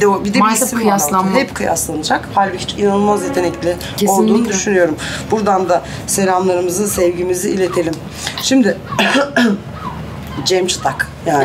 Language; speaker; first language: Turkish; native; Turkish